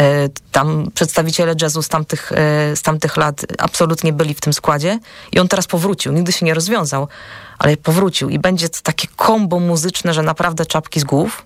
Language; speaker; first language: Polish; native; Polish